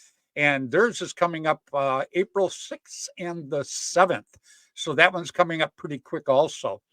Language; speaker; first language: English; native; English